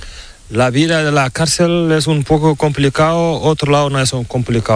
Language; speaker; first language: Spanish; non-native, learner; Fula